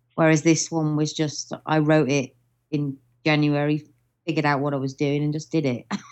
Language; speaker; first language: English; native; English